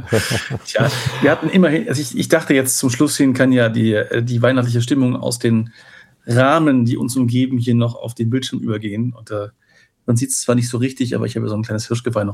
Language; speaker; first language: German; native; German